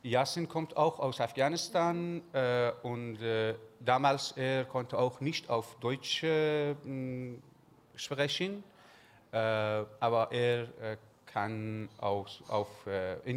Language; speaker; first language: German; non-native, learner; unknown